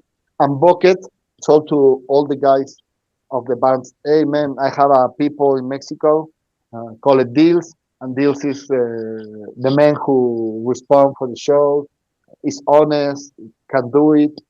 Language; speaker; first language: English; non-native, learner; Spanish